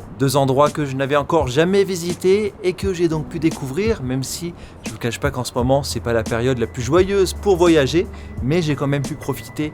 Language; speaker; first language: French; native; French